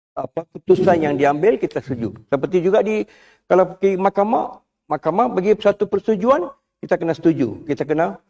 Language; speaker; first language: Malay; non-native, local second language; Tamil